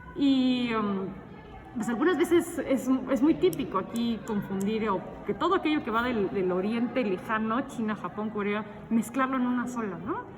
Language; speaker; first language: Spanish; native; Spanish